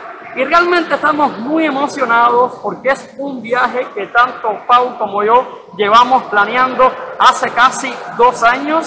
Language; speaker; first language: Spanish; native; Spanish